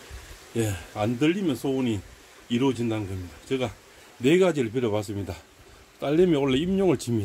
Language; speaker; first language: Korean; native; Korean